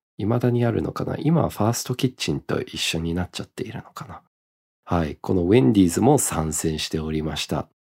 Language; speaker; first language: Japanese; early bilingual, heritage; Japanese